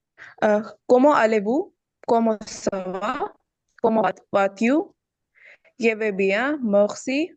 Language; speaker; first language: French; non-native, learner; Urdu